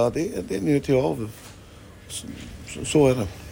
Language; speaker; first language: Swedish; non-native, fluent; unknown